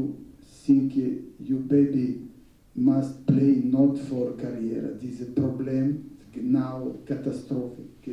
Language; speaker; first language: English; non-native, learner; Russian